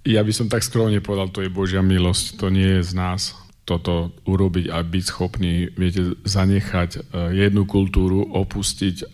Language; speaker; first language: Slovak; native; Slovak